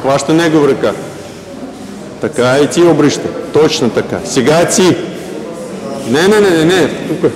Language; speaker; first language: Bulgarian; non-native, learner; Russian